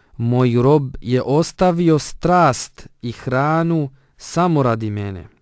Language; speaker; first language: Bosnian; non-native, fluent; Arabic